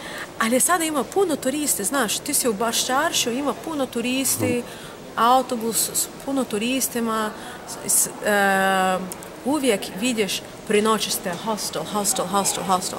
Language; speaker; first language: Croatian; non-native, learner; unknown